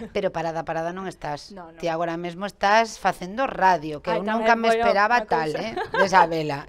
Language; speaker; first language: Galician; native; Galician